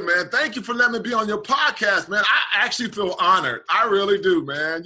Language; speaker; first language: English; native; English